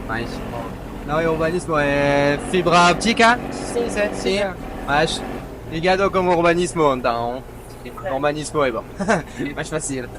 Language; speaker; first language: Portuguese; non-native, learner; French